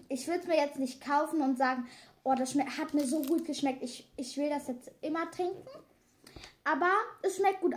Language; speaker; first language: German; native; German